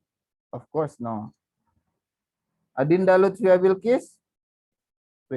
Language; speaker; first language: English; non-native, fluent; Indonesian